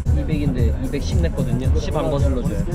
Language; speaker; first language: Korean; native; Korean